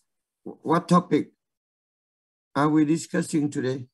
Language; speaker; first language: English; non-native, learner; Vietnamese